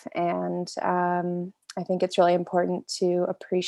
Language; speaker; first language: English; native; English